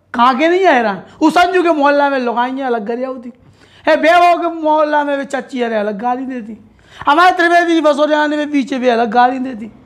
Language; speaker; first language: Hindi; native; Hindi